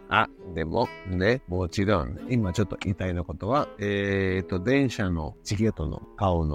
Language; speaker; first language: Japanese; non-native, learner; Spanish